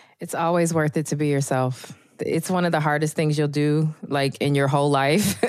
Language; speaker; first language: English; native; English